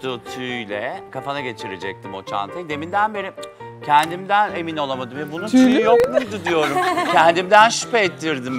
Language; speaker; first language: Turkish; native; Turkish